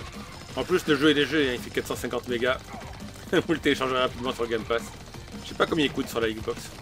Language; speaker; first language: French; native; French